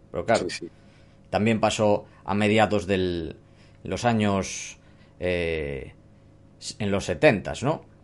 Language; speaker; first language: Spanish; native; Spanish